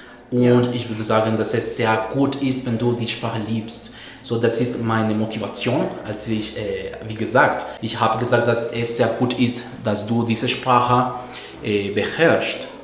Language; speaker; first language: German; non-native, fluent; Spanish